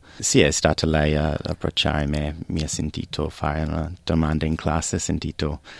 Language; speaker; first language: Italian; non-native, fluent; English